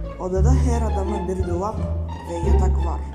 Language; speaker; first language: Turkish; non-native, learner; Kazakh